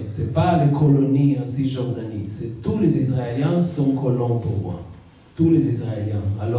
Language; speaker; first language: French; non-native, learner; Hebrew